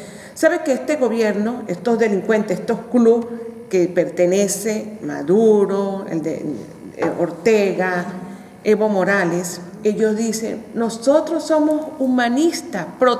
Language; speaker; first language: Spanish; native; Spanish